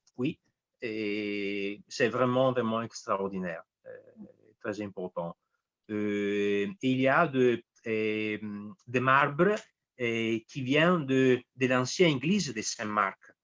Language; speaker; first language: French; non-native, fluent; Italian